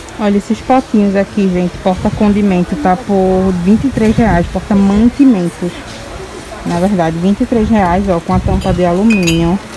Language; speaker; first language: Portuguese; native; Portuguese